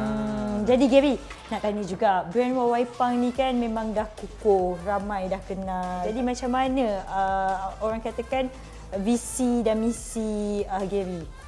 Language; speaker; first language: Malay; native; Malay